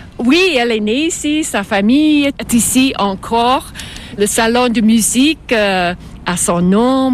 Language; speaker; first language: French; non-native, fluent; English